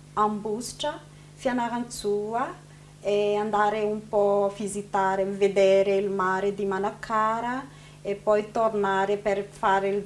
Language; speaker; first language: Italian; non-native, learner; Malagasy